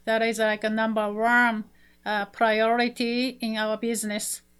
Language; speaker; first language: English; non-native, fluent; Japanese